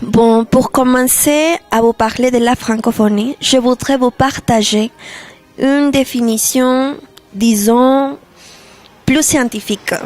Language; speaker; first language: French; non-native, learner; Spanish